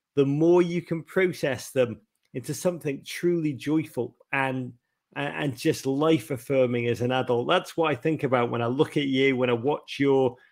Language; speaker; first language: English; native; English